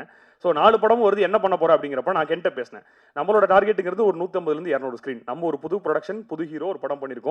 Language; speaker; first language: Tamil; native; Tamil